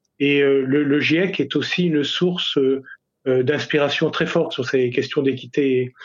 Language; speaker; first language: French; native; French